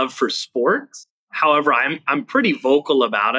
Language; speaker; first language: English; native; English